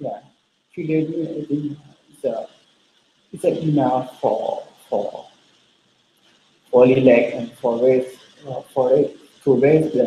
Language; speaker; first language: English; non-native, learner; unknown